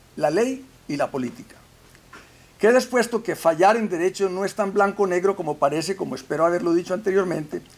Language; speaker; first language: Spanish; native; Spanish